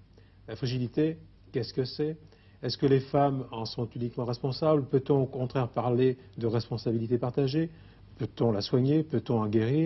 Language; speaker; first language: French; native; French